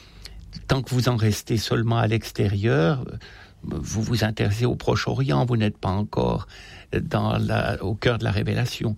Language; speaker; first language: French; native; French